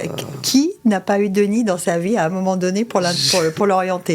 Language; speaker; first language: French; native; French